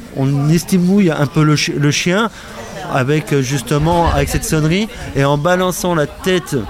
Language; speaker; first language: French; native; French